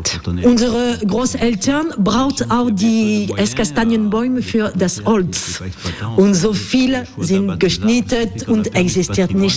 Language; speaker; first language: German; non-native, learner; French